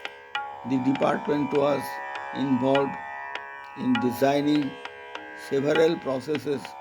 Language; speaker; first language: English; non-native, local second language; Bangla